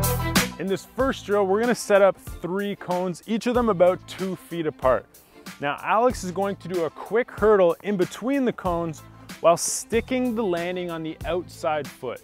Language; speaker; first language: English; native; English